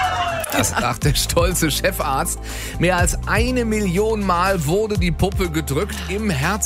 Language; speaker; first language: German; native; German